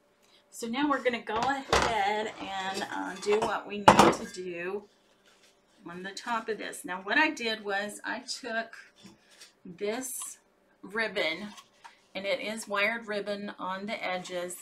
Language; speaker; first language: English; native; English